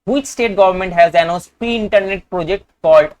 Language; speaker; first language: English; non-native, local second language; Bangla